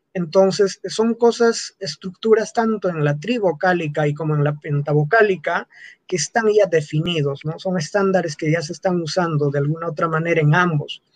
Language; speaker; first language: Spanish; non-native, local second language; Quechua